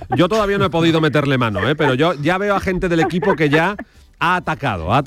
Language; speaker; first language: Spanish; native; Spanish